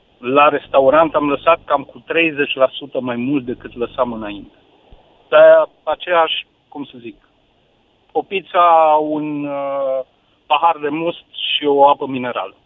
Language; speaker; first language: Romanian; native; Romanian